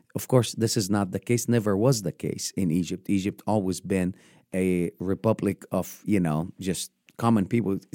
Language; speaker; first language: English; non-native, fluent; Arabic